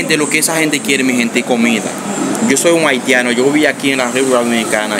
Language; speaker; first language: Spanish; non-native, fluent; Haitian Creole